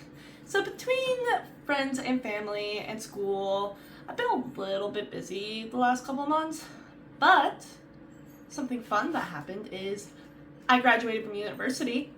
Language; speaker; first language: English; native; English